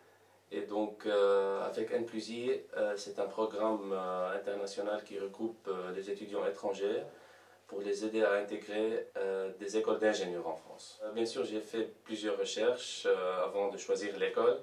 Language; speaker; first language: French; non-native, local second language; Arabic